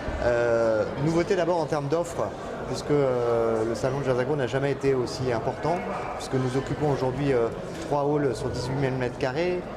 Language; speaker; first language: French; native; French